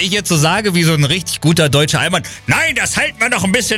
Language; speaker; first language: German; native; German